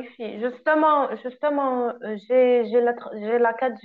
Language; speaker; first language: French; non-native, learner; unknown